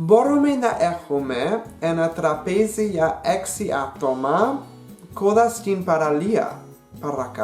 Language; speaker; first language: Greek; non-native, learner; English